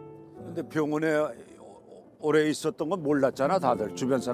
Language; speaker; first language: Korean; native; Korean